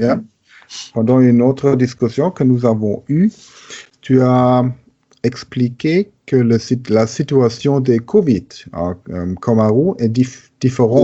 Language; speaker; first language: French; non-native, learner; German